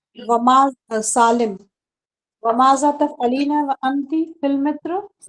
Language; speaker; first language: Arabic; non-native, learner; Urdu